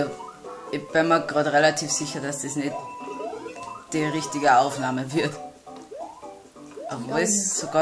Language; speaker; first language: German; native; German